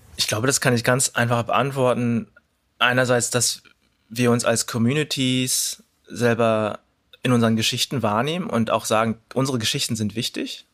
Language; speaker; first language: German; early bilingual, other home language; Cantonese